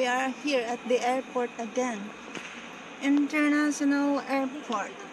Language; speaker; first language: English; non-native, local second language; Filipino